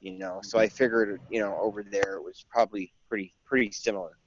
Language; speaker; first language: English; native; English